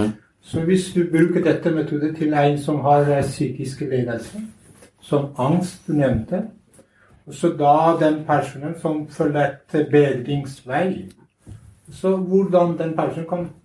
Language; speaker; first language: Norwegian; non-native, learner; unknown